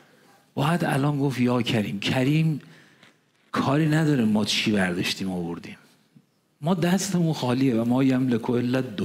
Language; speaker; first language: Persian; native; Persian